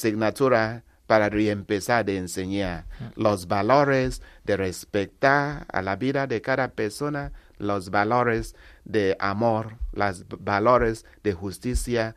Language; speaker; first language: Spanish; non-native, learner; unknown